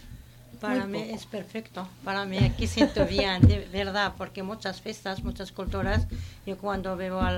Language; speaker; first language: Spanish; non-native, learner; Arabic